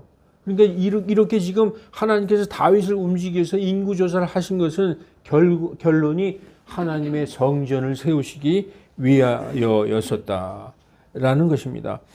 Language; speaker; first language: Korean; native; Korean